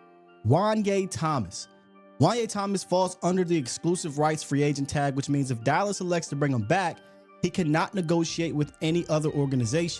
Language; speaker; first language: English; native; English